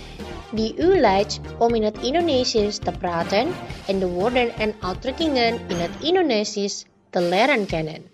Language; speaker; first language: Dutch; non-native, learner; Indonesian